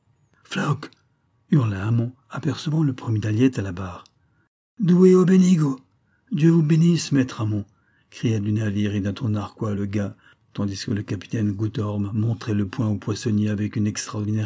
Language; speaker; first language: French; native; French